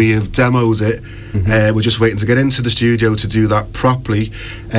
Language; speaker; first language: English; native; English